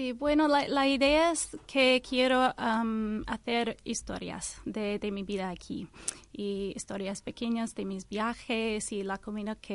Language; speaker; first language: Spanish; non-native, learner; English